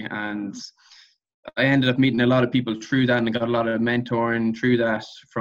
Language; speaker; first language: English; native; English